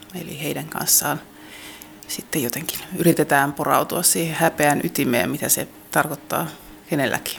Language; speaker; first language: Finnish; native; Finnish